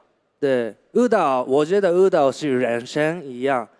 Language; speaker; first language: Chinese; non-native, learner; Japanese